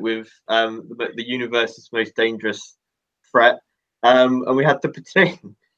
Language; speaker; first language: English; native; English